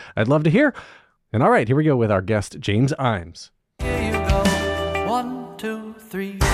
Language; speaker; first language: English; native; English